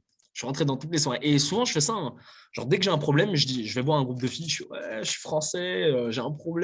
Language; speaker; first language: French; native; French